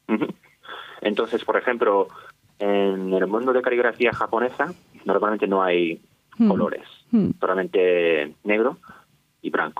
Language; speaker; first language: Spanish; non-native, fluent; Japanese